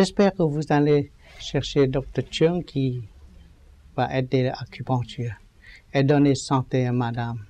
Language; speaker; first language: French; non-native, learner; Vietnamese